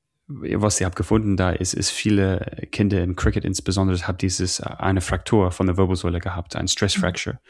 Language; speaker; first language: German; non-native, learner; English